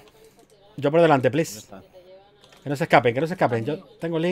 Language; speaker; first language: Spanish; native; Spanish